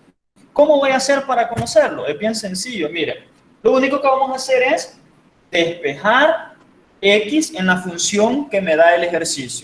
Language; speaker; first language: Spanish; native; Spanish